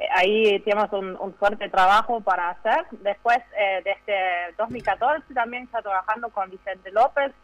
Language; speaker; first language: Spanish; non-native, fluent; German